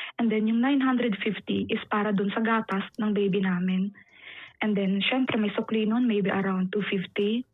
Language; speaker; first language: Filipino; native; Filipino